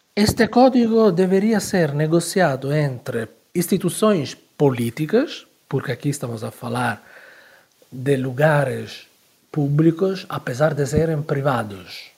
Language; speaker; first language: Portuguese; non-native, fluent; Italian